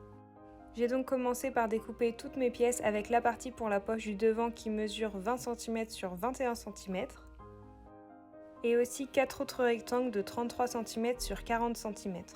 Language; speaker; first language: French; native; French